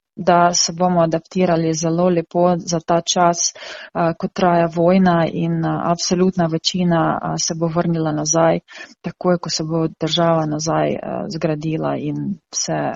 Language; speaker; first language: Slovenian; non-native, fluent; Ukrainian